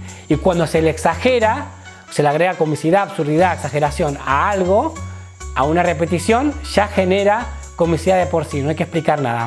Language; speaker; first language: Spanish; native; Spanish